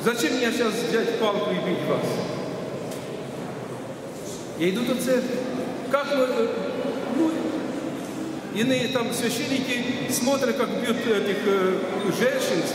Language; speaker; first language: Russian; non-native, local second language; Ukrainian